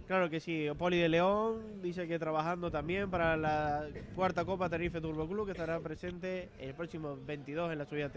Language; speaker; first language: Spanish; native; Spanish